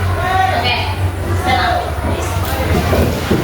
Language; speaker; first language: English; non-native, learner; Indonesian